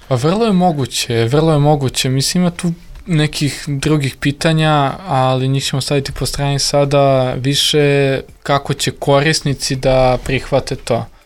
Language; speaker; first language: Serbian; native; Serbian